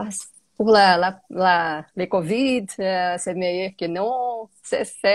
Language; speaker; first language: French; non-native, learner; Portuguese